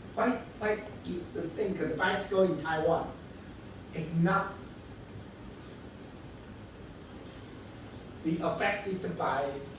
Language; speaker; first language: English; non-native, learner; Chinese